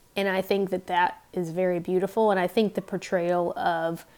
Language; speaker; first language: English; native; English